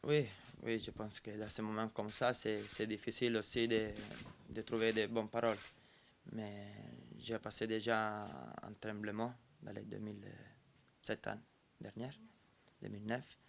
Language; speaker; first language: French; non-native, fluent; Italian